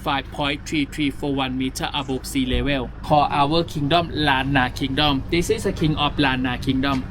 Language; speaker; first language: English; non-native, learner; Thai